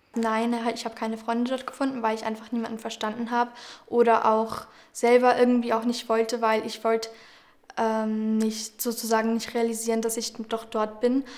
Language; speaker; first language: German; early bilingual, other home language; Georgian